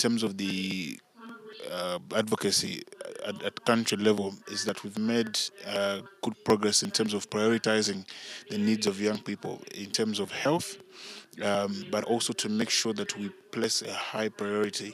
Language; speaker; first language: English; non-native, local second language; Bemba